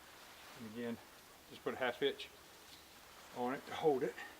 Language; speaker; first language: English; native; English